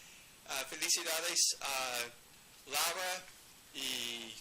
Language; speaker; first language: Spanish; non-native, learner; English